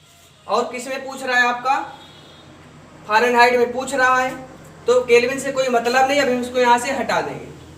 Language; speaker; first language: Hindi; native; Hindi